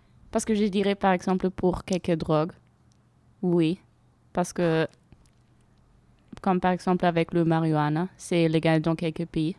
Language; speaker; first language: French; non-native, fluent; German